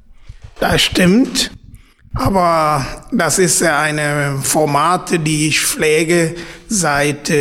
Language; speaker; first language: German; non-native, fluent; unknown